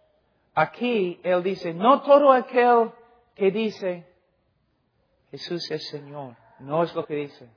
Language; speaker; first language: Spanish; non-native, fluent; English